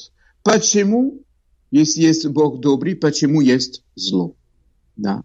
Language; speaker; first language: Russian; non-native, fluent; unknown